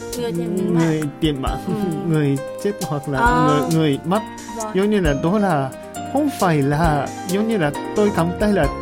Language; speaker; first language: Vietnamese; non-native, learner; Japanese